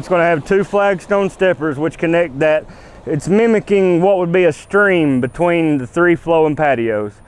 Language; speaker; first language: English; native; English